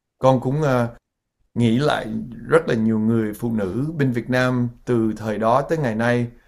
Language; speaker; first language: Vietnamese; early bilingual, heritage; Vietnamese